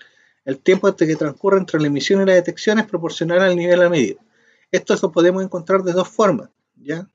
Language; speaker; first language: Spanish; native; Spanish